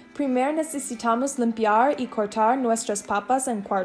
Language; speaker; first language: Spanish; non-native, learner; English